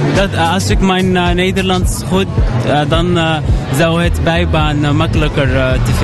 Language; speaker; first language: Dutch; non-native, learner; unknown